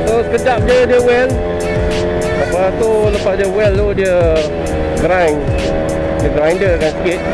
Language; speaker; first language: Malay; native; Malay